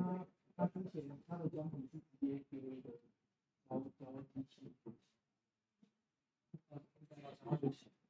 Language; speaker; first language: Chinese; native; Chinese